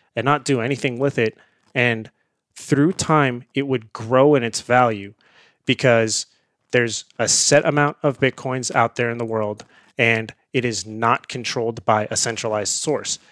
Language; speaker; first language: English; early bilingual, other home language; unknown